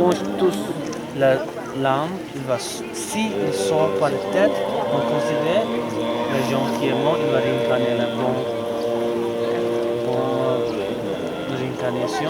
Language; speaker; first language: French; non-native, learner; Tibetan